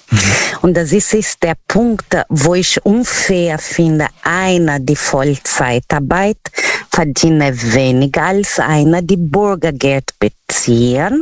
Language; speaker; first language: German; non-native, learner; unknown